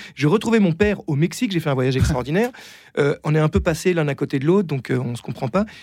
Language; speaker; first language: French; native; French